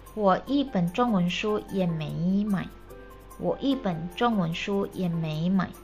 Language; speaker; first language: Chinese; non-native, fluent; Indonesian